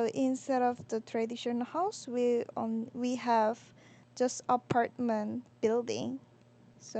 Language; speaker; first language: English; non-native, learner; Korean